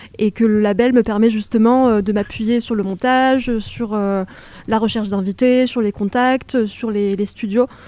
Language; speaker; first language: French; native; French